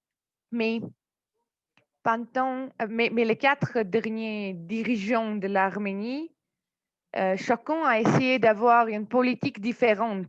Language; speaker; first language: French; non-native, fluent; Armenian